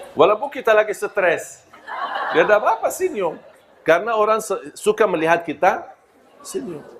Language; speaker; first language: Malay; non-native, fluent; Arabic